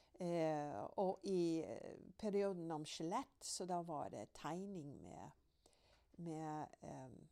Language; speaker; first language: Norwegian; non-native, fluent; English